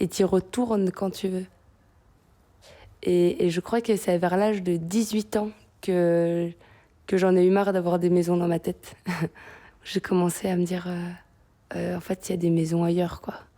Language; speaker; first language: French; native; French